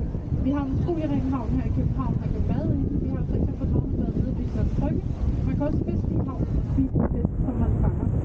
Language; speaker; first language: Danish; native; Danish